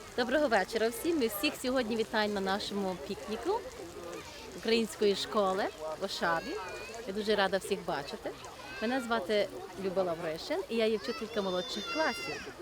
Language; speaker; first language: Ukrainian; early bilingual, heritage; Ukrainian